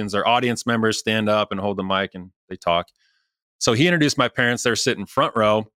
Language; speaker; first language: English; native; English